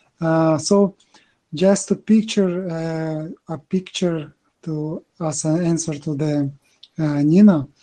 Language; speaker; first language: English; non-native, learner; Ukrainian